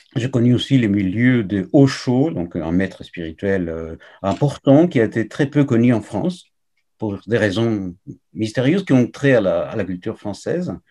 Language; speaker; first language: French; non-native, fluent; Spanish